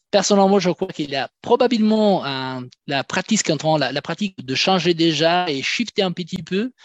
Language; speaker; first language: French; non-native, fluent; Italian